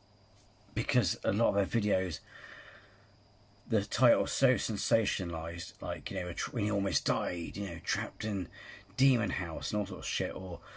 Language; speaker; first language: English; native; English